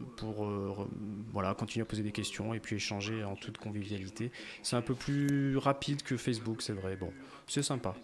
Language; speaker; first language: French; native; French